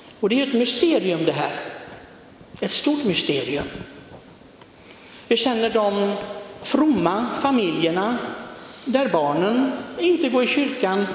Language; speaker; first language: Swedish; non-native, fluent; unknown